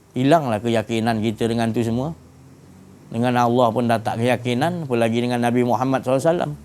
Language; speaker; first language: Malay; native; Malay